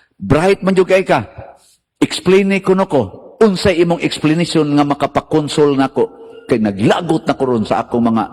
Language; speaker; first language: Cebuano; native; Cebuano